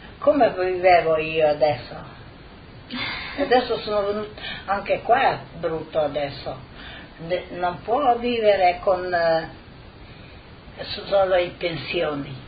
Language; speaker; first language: Italian; non-native, fluent; Slovenian